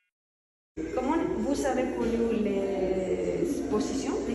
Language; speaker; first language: French; non-native, learner; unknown